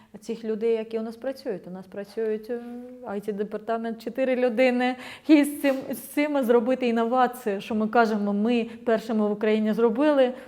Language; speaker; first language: Ukrainian; non-native, fluent; Estonian